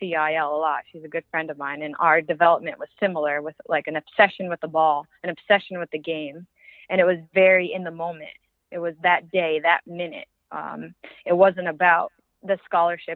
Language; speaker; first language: English; native; English